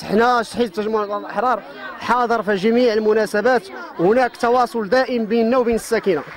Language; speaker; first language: Arabic; native; Arabic